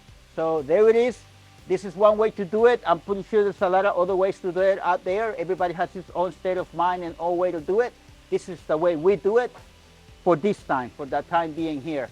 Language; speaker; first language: English; non-native, fluent; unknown